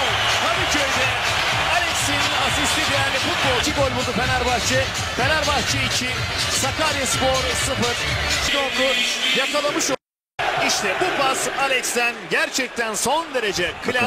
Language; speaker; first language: Turkish; native; Turkish